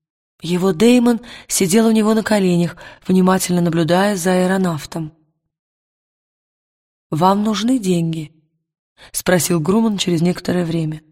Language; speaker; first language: Russian; native; Russian